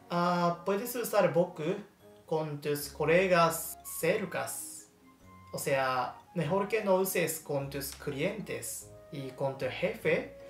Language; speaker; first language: Spanish; non-native, learner; Japanese